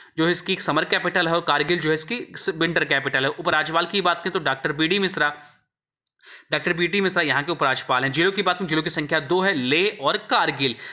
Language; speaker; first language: Hindi; native; Hindi